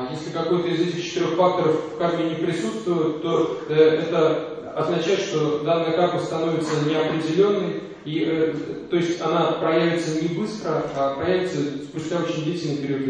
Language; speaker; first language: Russian; native; Russian